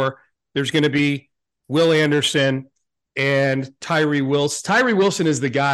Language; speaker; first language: English; native; English